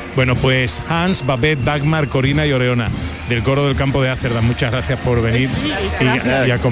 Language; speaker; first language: Spanish; native; Spanish